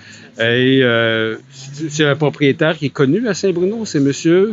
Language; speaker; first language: French; native; French